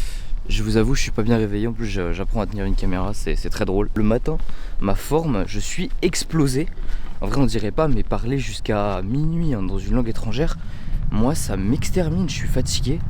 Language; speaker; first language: French; native; French